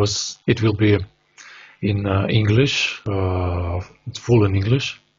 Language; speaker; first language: English; non-native, learner; Russian